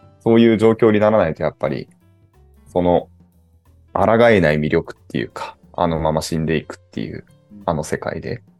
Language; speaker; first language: Japanese; native; Japanese